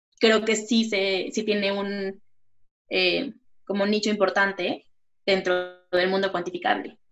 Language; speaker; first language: Spanish; native; Spanish